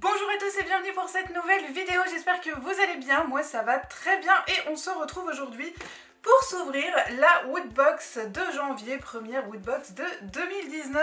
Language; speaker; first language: French; native; French